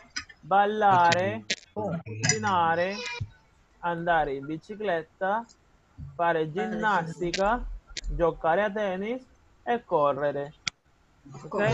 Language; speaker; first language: Italian; non-native, fluent; Spanish